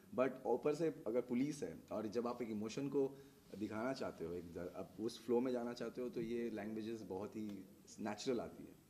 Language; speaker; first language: Hindi; native; Hindi